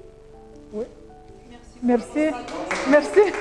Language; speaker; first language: French; non-native, learner; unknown